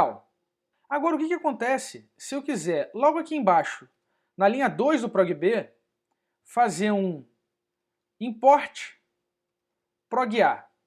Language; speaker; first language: Portuguese; native; Portuguese